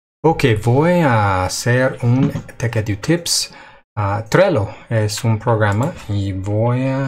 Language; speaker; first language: Spanish; non-native, fluent; English